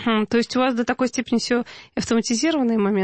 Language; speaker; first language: Russian; native; Russian